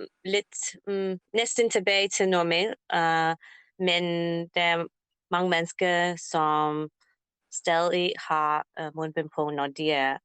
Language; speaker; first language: Danish; non-native, learner; English